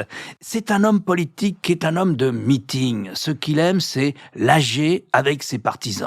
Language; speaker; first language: French; native; French